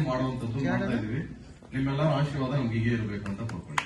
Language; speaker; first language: Kannada; native; Kannada